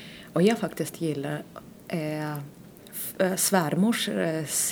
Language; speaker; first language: Swedish; non-native, fluent; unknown